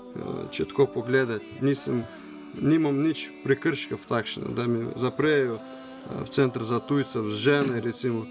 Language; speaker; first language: Slovenian; non-native, learner; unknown